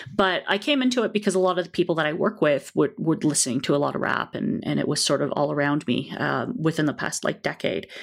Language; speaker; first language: English; native; English